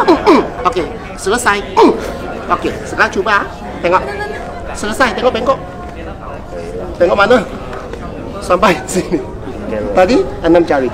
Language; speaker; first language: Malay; non-native, local second language; Cantonese